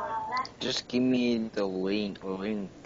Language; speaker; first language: English; non-native, learner; Korean